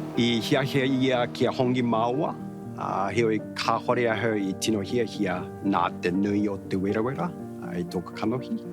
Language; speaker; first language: Māori; non-native, fluent; Japanese